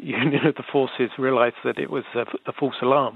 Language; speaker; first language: English; native; English